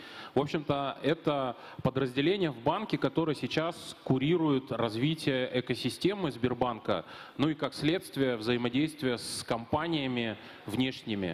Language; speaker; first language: Russian; native; Russian